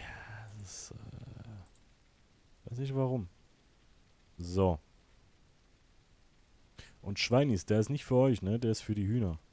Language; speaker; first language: German; native; German